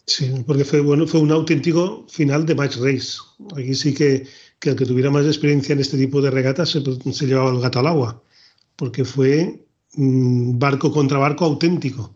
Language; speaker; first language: Spanish; native; Spanish